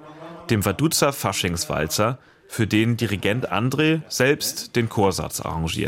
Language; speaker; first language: German; native; German